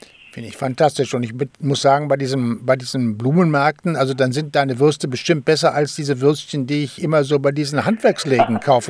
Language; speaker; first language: German; native; German